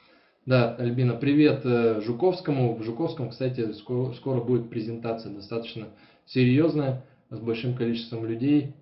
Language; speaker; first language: Russian; native; Russian